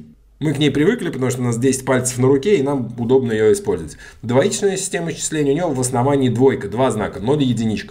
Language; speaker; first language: Russian; native; Russian